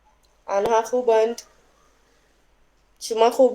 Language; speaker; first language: Persian; non-native, learner; Urdu